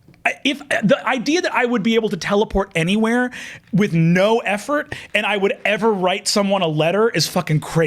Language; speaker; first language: English; native; English